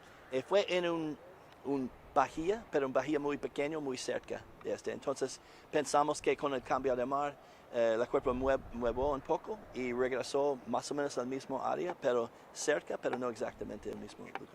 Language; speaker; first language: Spanish; non-native, learner; English